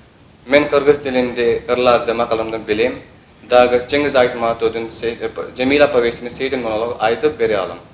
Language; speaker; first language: Kyrgyz; non-native, learner; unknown